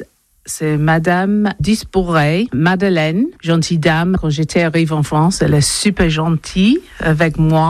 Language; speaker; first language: French; non-native, learner; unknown